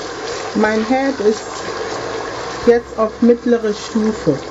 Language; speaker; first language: German; non-native, fluent; Akan